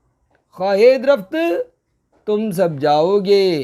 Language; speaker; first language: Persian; non-native, fluent; Urdu